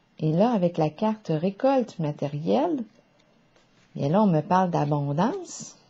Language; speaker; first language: French; native; French